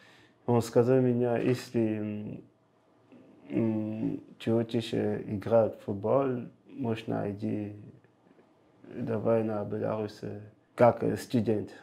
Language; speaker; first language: Russian; non-native, learner; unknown